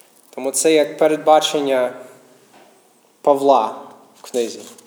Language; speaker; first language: Ukrainian; non-native, fluent; English